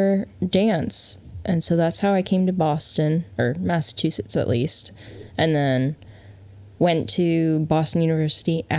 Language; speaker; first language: English; native; English